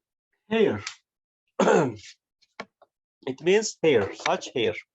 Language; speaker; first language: English; non-native, learner; Turkish